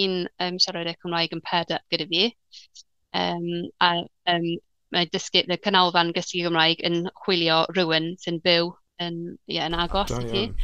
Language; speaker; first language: Welsh; non-native, learner; English